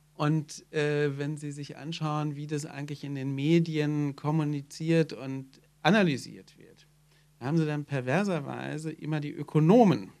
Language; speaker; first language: German; native; German